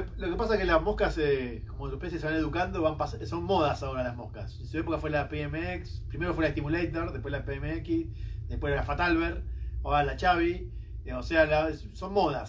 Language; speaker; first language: Spanish; native; Spanish